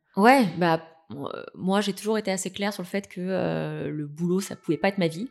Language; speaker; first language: French; native; French